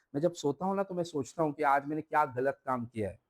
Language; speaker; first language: Hindi; non-native, local second language; Marathi